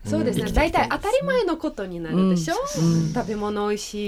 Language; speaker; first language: Japanese; non-native, learner; Russian